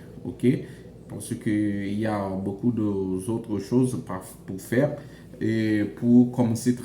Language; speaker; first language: French; non-native, local second language; Haitian Creole